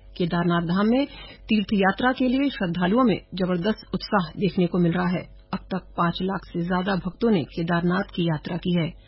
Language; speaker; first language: Hindi; native; Hindi